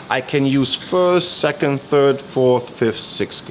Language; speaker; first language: English; non-native, fluent; German